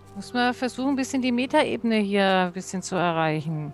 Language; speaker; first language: German; native; German